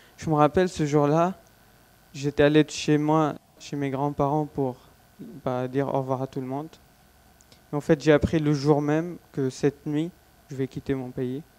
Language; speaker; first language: French; non-native, fluent; Arabic